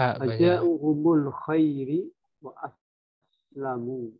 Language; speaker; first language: Arabic; non-native, learner; Indonesian